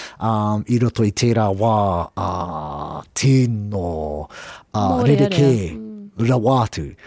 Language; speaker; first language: Māori; non-native, local second language; English